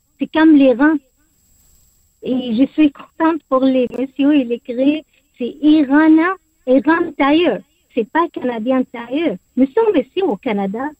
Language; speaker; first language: French; non-native, learner; Arabic